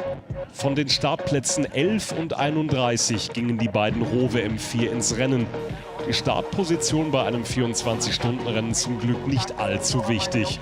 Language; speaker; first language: German; native; German